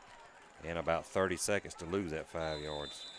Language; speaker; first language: English; native; English